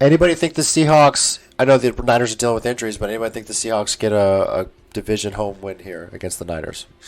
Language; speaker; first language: English; native; English